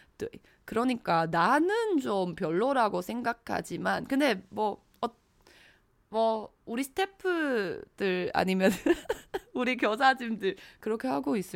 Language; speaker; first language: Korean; non-native, fluent; Chinese